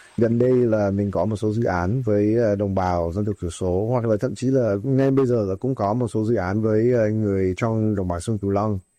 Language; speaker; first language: Vietnamese; non-native, fluent; English